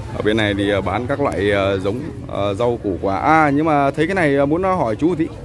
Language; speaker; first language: Vietnamese; non-native, local second language; Hmong